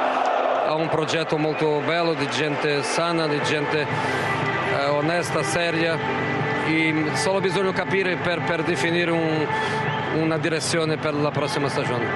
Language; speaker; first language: Italian; non-native, fluent; Portuguese